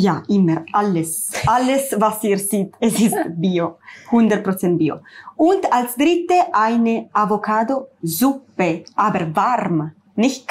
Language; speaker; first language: German; non-native, learner; Italian